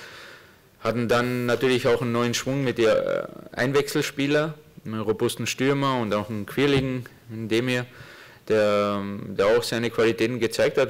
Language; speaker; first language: German; native; German